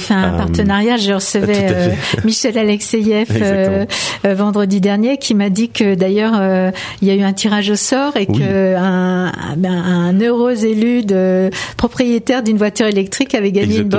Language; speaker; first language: French; native; French